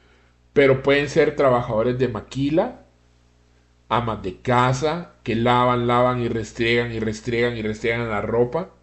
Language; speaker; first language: Spanish; native; Spanish